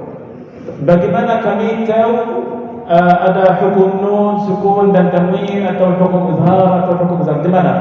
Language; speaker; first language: Indonesian; non-native, learner; Arabic